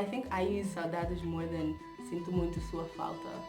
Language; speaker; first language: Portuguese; non-native, fluent; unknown